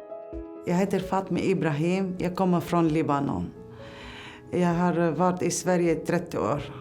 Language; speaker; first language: Swedish; non-native, learner; Arabic